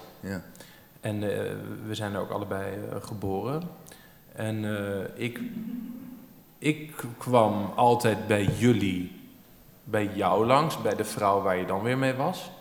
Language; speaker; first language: Dutch; native; Dutch